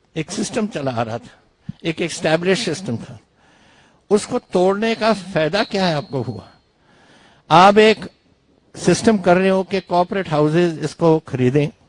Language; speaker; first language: Hindi; non-native, local second language; Punjabi